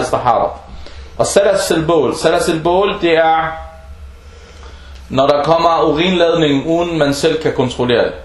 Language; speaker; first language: Danish; early bilingual, other home language; Arabic